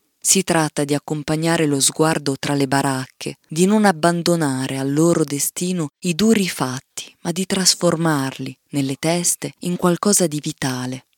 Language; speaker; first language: Italian; native; Italian